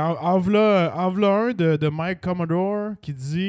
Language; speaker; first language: French; native; French